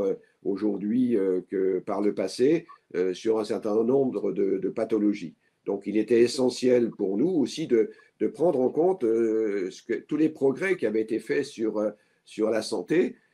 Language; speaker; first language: French; native; French